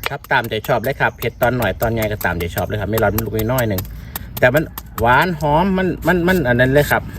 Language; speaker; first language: Thai; non-native, local second language; Northeastern Thai